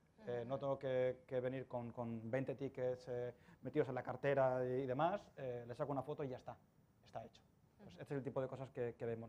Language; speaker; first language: Spanish; native; Spanish